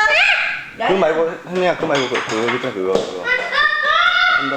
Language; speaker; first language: Korean; native; Korean